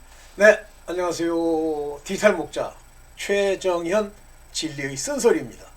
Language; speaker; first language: Korean; native; Korean